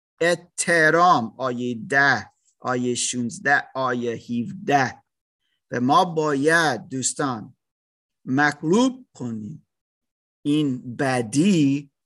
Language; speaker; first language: Persian; non-native, learner; English